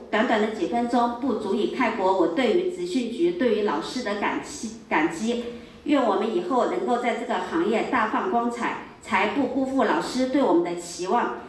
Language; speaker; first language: Chinese; native; Chinese